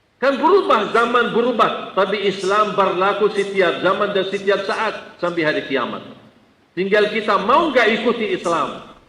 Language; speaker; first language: Malay; non-native, fluent; Arabic